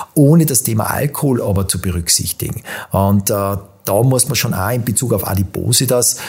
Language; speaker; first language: German; native; German